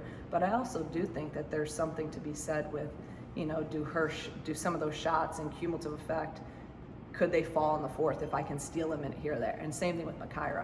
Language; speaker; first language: English; native; English